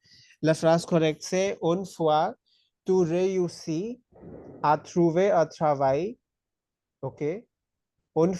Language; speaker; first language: French; non-native, fluent; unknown